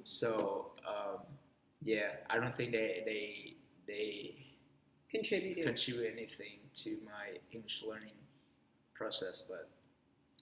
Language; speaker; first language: English; non-native, fluent; Vietnamese